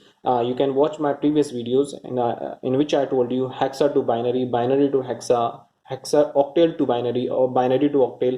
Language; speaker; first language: English; non-native, local second language; Hindi